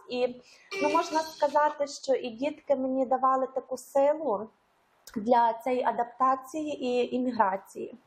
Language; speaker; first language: Ukrainian; native; Ukrainian